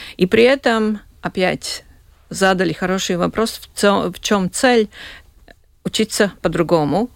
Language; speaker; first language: Russian; non-native, local second language; Latvian